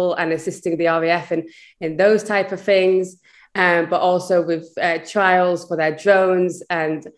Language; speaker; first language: English; native; English